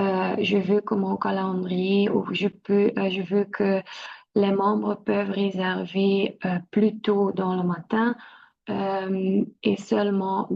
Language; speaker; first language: French; non-native, local second language; Dutch